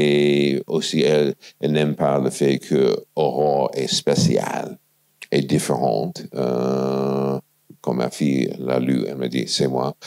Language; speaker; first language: French; non-native, fluent; English